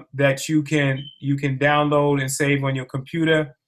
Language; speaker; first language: English; native; English